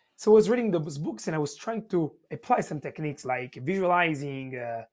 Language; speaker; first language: English; non-native, fluent; Italian